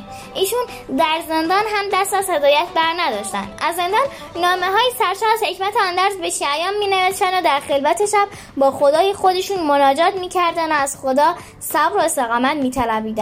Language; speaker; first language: Persian; native; Persian